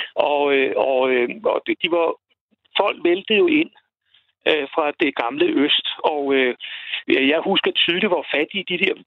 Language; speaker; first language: Danish; native; Danish